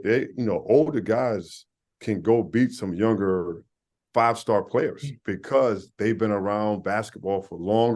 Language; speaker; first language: English; native; English